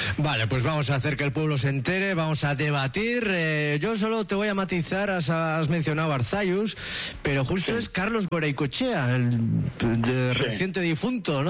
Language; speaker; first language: Spanish; native; Spanish